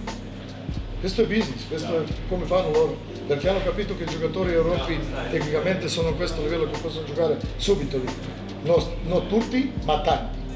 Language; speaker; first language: Italian; non-native, fluent; Serbian